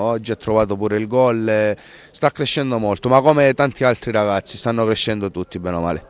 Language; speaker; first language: Italian; native; Italian